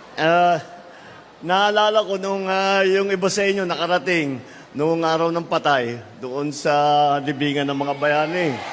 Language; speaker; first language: Filipino; native; Filipino